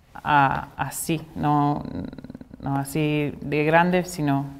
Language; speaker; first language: Spanish; non-native, fluent; English